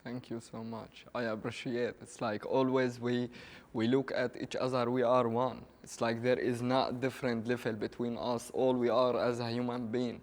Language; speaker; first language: English; non-native, learner; Arabic